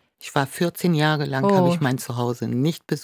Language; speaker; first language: German; non-native, fluent; Arabic